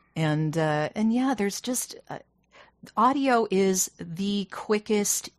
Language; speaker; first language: English; native; English